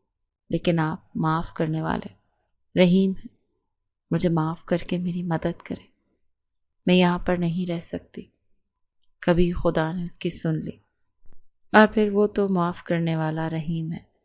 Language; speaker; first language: Urdu; native; Urdu